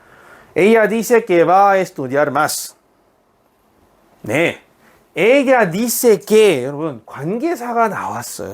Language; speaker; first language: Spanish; non-native, fluent; Korean